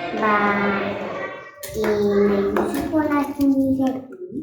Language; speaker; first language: Basque; non-native, local second language; Spanish